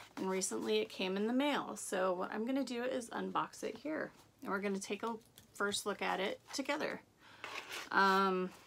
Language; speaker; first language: English; native; English